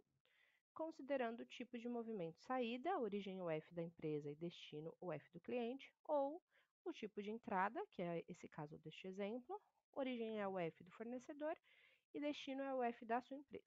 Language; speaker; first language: Portuguese; native; Portuguese